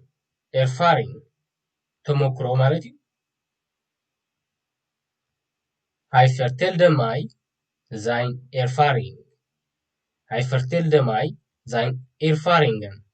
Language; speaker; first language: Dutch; non-native, fluent; Tigrinya